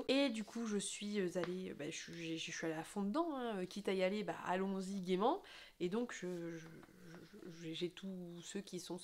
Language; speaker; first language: French; native; French